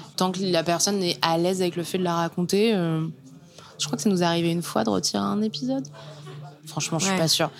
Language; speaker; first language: French; native; French